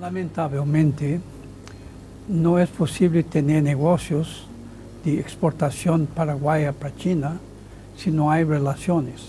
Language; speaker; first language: Spanish; non-native, fluent; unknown